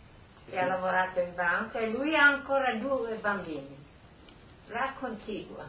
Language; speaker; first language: Italian; non-native, local second language; Friulian